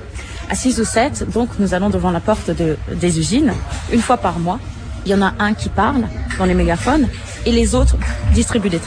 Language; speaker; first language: French; native; French